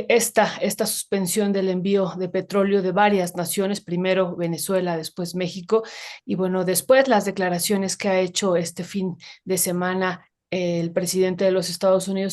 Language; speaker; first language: Spanish; native; Spanish